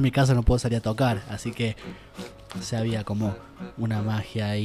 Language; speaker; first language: Spanish; native; Spanish